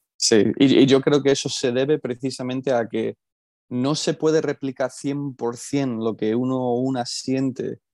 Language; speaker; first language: Spanish; early bilingual, heritage; Spanish